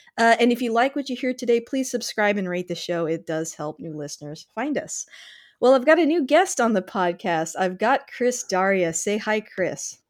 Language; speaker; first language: English; native; English